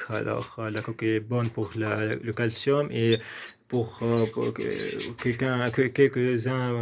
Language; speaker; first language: French; non-native, local second language; Arabic